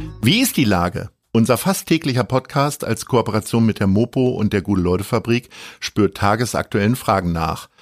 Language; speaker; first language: German; native; German